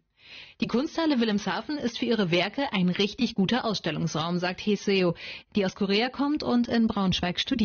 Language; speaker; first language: German; native; German